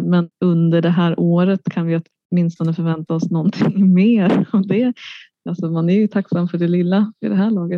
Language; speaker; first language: Swedish; native; Swedish